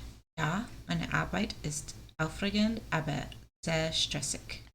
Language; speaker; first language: German; non-native, learner; English